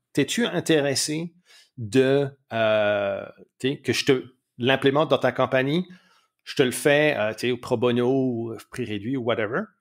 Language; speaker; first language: French; native; French